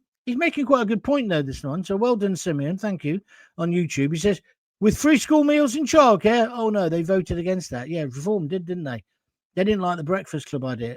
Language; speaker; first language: English; native; English